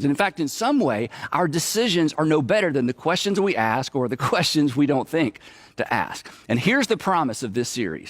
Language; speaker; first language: English; native; English